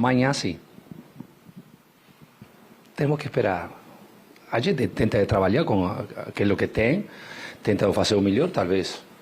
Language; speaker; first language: Portuguese; non-native, fluent; Spanish